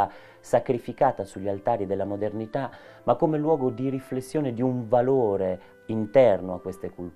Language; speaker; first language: Italian; native; Italian